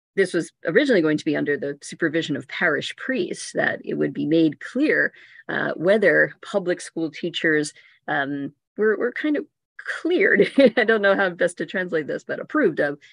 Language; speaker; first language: English; native; English